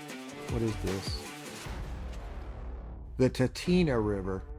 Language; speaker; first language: English; native; English